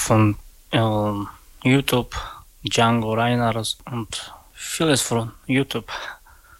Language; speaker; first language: German; non-native, learner; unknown